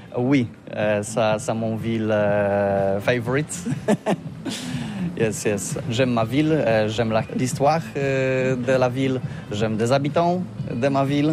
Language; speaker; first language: French; non-native, learner; Polish